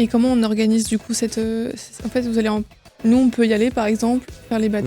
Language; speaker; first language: French; native; French